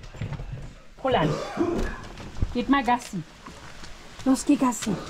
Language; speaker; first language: German; native; German